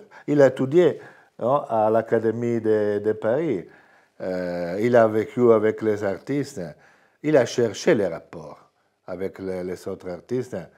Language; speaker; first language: French; non-native, fluent; Italian